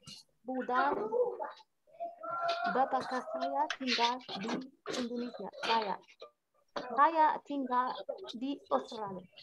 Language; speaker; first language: Indonesian; non-native, learner; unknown